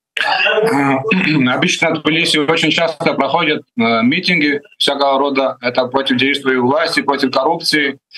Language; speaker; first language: Russian; non-native, fluent; Georgian